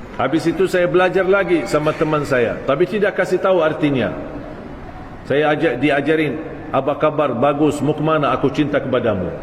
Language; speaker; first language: Malay; non-native, fluent; Arabic